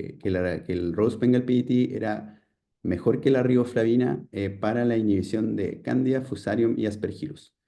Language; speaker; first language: Spanish; native; Spanish